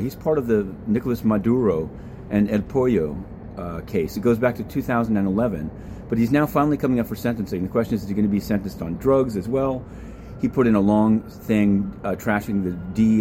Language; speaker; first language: English; native; English